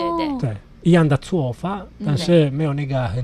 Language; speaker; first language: Chinese; non-native, fluent; Italian